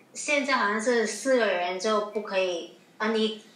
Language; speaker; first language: Chinese; non-native, local second language; Cantonese